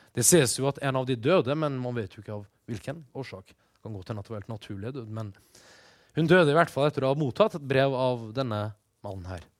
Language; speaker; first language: Norwegian; early bilingual, other home language; Persian